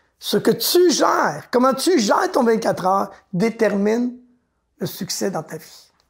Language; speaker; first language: French; native; French